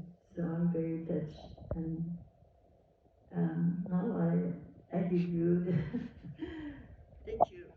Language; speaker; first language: English; non-native, learner; Portuguese